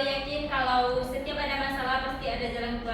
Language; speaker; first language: Malay; native; Malay